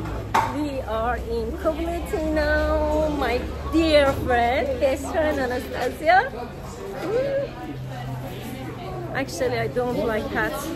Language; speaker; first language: English; non-native, learner; Persian